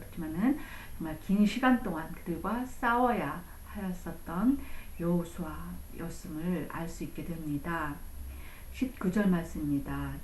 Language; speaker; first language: Korean; native; Korean